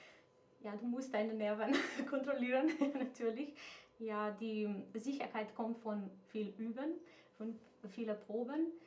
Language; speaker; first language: German; non-native, fluent; Macedonian